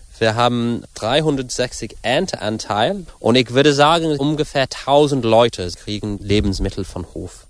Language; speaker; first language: German; non-native, fluent; English